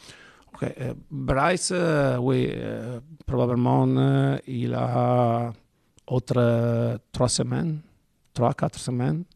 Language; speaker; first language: French; non-native, learner; Italian